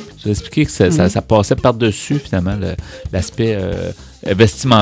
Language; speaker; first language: French; native; French